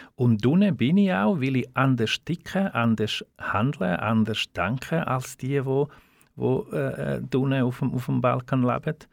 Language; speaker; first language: German; non-native, fluent; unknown